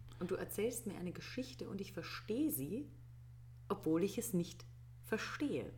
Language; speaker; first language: German; native; German